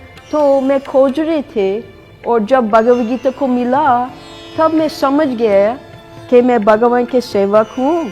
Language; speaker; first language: Hindi; non-native, fluent; English